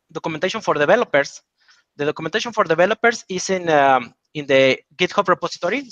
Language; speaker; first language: English; non-native, fluent; Spanish